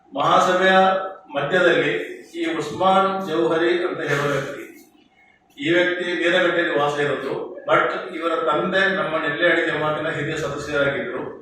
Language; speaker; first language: Kannada; non-native, local second language; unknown